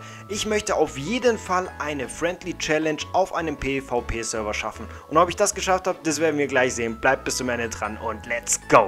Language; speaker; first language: German; native; German